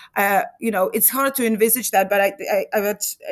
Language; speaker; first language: English; non-native, fluent; Ukrainian